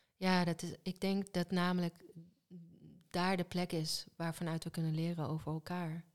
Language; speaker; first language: Dutch; early bilingual, other home language; Hebrew